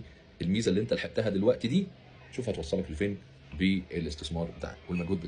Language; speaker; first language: Arabic; native; Arabic